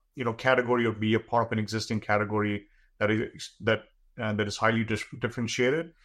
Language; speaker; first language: English; non-native, local second language; Gujarati